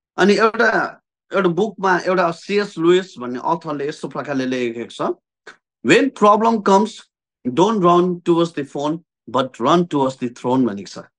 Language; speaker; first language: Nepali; native; Nepali